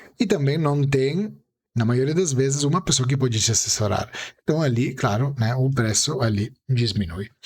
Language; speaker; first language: Portuguese; non-native, fluent; Italian